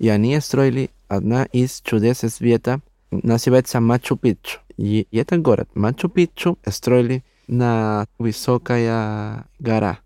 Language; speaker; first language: Russian; non-native, learner; Spanish